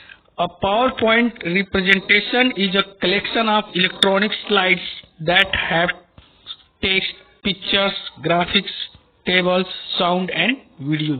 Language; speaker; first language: English; non-native, local second language; Hindi